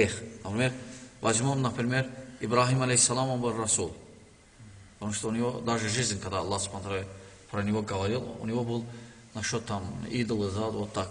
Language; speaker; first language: Russian; non-native, learner; Azerbaijani